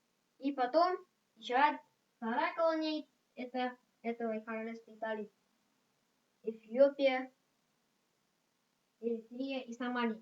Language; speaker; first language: Russian; non-native, local second language; Kazakh